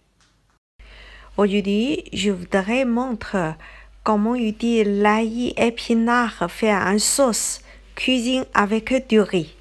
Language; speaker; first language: French; non-native, learner; Chinese